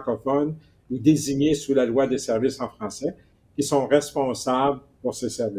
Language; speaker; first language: French; native; French